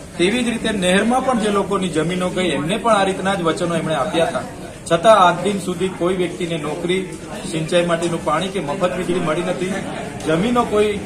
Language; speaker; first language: Gujarati; non-native, local second language; Vasavi